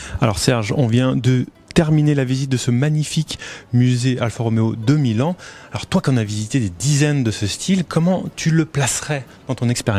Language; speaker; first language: French; native; French